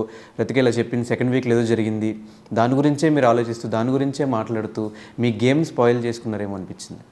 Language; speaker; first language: Telugu; native; Telugu